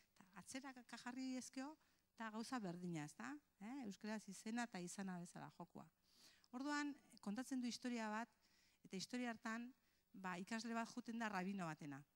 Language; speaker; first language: Basque; native; Basque